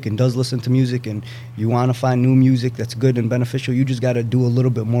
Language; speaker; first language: English; native; English